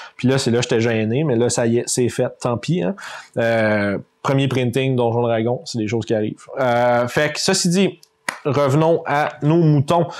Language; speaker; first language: French; native; French